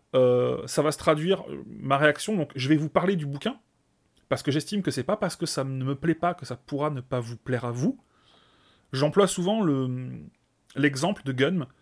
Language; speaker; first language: French; native; French